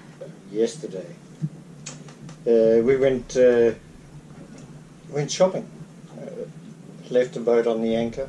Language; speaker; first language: English; native; English